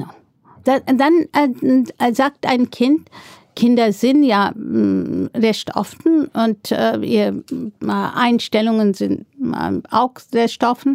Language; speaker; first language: German; non-native, fluent; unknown